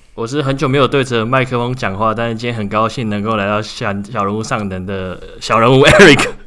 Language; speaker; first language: Chinese; native; Chinese